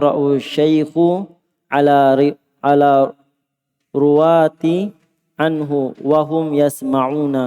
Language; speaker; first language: Arabic; non-native, learner; Indonesian